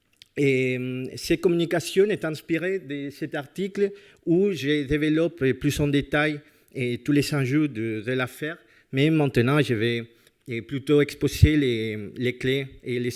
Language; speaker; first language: French; non-native, fluent; Spanish